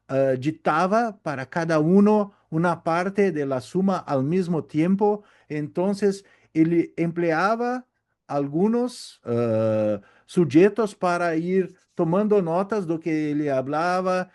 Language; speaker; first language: Spanish; non-native, learner; Portuguese